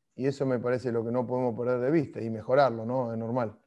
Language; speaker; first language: Spanish; native; Spanish